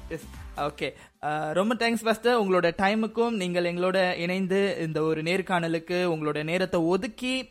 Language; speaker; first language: Tamil; native; Tamil